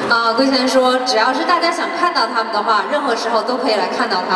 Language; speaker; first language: Chinese; native; Chinese